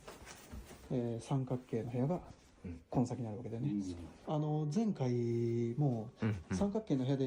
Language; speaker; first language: Japanese; native; Japanese